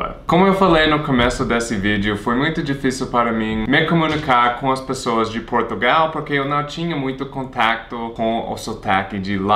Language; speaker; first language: Portuguese; non-native, fluent; English